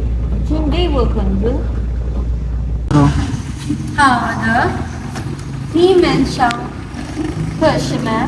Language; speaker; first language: Chinese; non-native, learner; Filipino